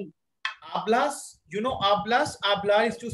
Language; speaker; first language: Spanish; non-native, learner; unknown